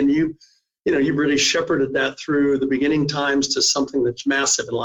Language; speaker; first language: English; native; English